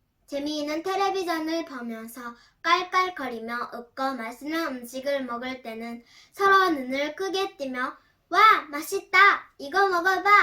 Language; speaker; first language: Korean; early bilingual, heritage; Korean